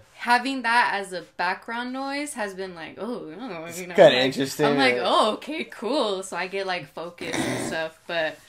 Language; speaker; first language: English; native; English